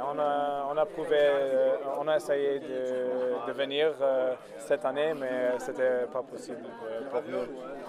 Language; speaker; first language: French; non-native, learner; English